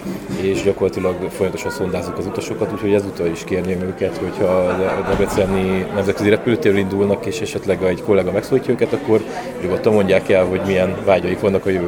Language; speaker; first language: Hungarian; native; Hungarian